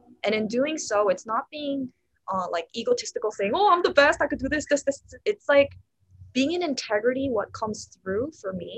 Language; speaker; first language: English; native; English